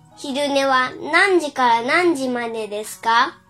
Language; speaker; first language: Japanese; early bilingual, other home language; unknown